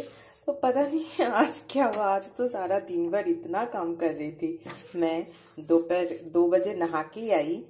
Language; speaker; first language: Hindi; non-native, local second language; Assamese